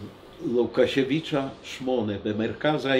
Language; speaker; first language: Hebrew; non-native, fluent; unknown